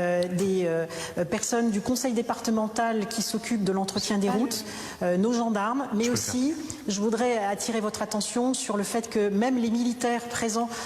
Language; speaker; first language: French; native; French